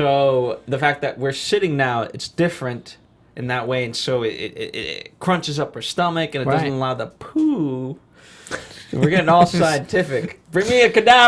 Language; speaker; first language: English; native; English